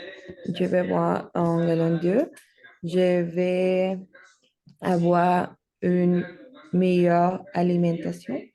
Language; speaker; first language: French; non-native, learner; Spanish